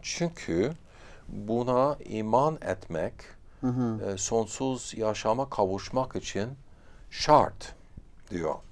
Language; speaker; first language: Turkish; non-native, fluent; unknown